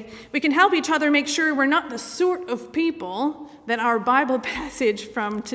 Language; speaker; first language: English; native; English